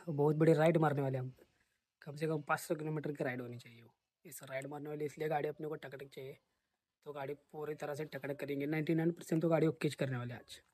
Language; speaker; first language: Hindi; non-native, local second language; Marathi